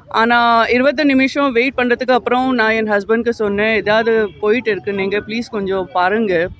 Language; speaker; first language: Tamil; non-native, learner; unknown